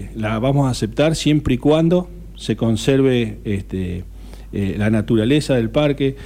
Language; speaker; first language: Spanish; native; Spanish